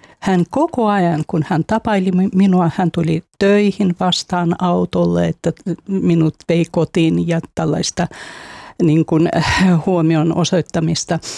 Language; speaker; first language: Finnish; non-native, fluent; Russian